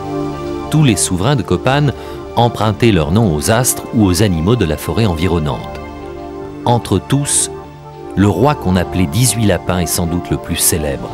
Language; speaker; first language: French; native; French